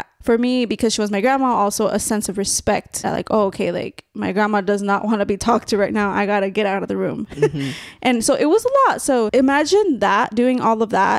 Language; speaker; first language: English; early bilingual, other home language; Spanish